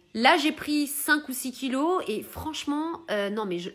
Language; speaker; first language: French; early bilingual, heritage; Italian